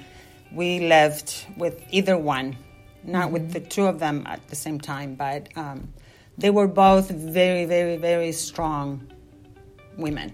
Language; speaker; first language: English; non-native, fluent; Spanish